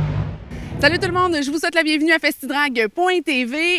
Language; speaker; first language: French; native; French